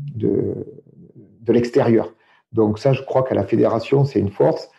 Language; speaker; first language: French; native; French